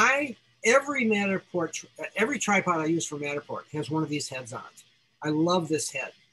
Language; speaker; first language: English; native; English